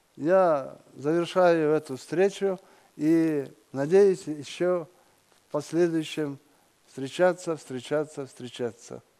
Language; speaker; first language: Russian; non-native, local second language; Kyrgyz